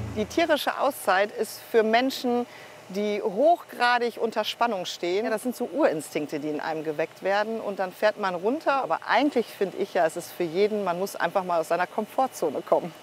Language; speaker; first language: German; native; German